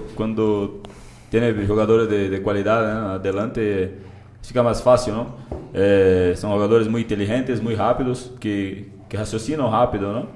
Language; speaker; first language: Spanish; non-native, learner; Portuguese